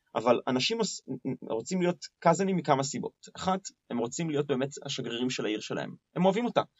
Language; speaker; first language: Hebrew; native; Hebrew